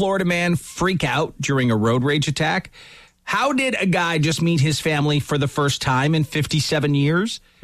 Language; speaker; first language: English; native; English